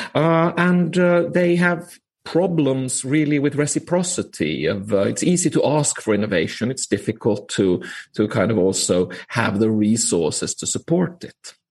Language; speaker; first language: English; non-native, fluent; Finnish